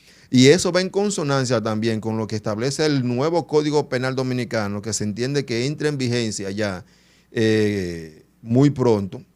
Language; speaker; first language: Spanish; native; Spanish